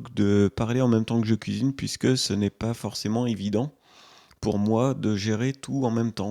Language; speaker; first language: French; native; French